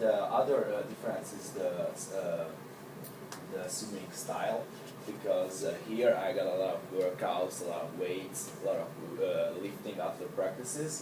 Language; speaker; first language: English; non-native, learner; Hungarian